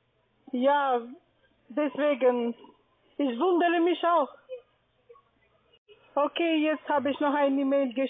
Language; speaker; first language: German; non-native, fluent; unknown